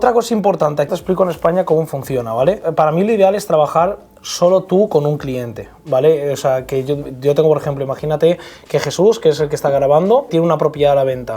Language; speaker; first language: Spanish; native; Spanish